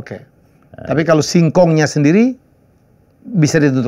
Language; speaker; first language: Indonesian; native; Indonesian